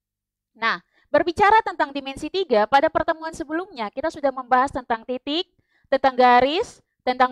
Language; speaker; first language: Indonesian; native; Indonesian